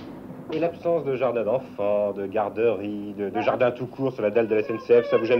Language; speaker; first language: French; native; French